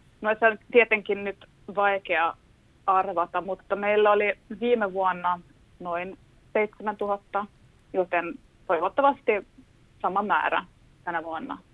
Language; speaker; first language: Finnish; non-native, local second language; Swedish